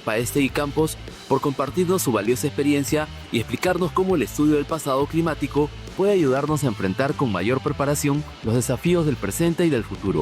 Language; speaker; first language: Spanish; native; Spanish